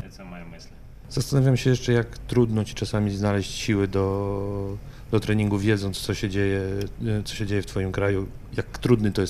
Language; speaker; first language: Polish; native; Polish